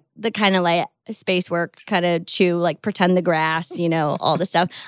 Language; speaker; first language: English; native; English